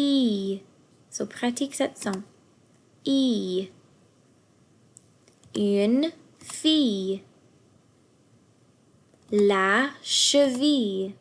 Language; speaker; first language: French; non-native, fluent; English